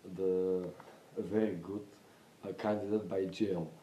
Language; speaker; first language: English; non-native, learner; Bulgarian